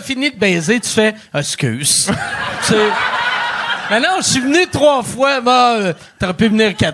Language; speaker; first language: French; native; French